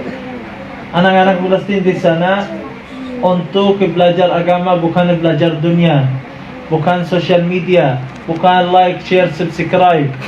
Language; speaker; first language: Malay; non-native, fluent; Arabic